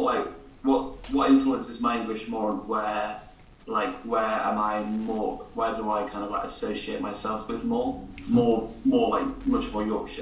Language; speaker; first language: English; native; English